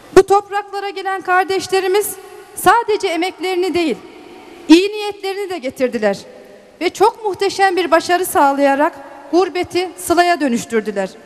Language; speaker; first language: Turkish; native; Turkish